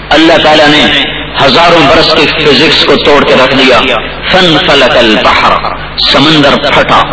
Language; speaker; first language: Urdu; non-native, local second language; Punjabi